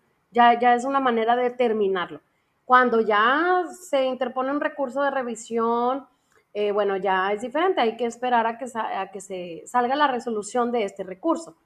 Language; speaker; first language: Spanish; native; Spanish